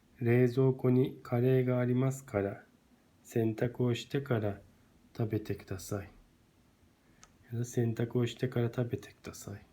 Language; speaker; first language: Japanese; non-native, fluent; Turkish